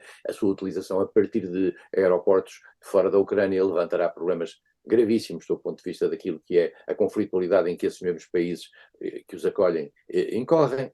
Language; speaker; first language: Portuguese; native; Portuguese